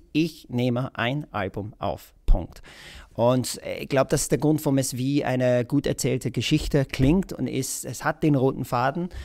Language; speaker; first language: German; non-native, fluent; English